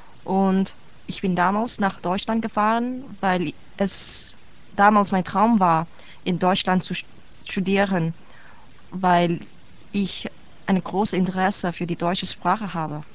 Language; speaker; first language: German; non-native, fluent; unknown